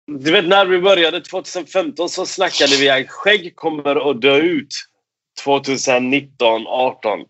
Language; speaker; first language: Swedish; non-native, fluent; Persian